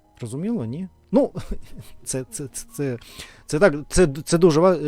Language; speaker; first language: Ukrainian; non-native, learner; Russian